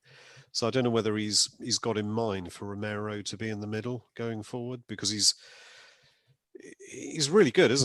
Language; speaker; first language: English; native; English